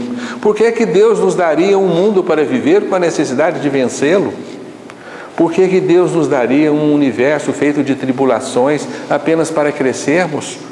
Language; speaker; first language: Portuguese; native; Portuguese